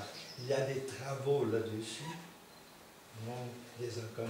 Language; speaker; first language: French; non-native, fluent; Portuguese